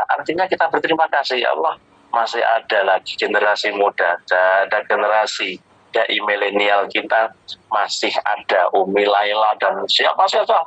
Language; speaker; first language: Indonesian; native; Indonesian